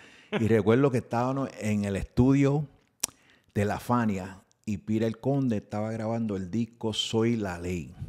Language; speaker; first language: Spanish; early bilingual, heritage; Spanish